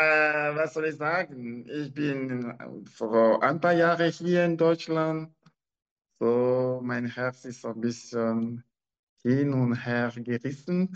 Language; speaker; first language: German; non-native, learner; French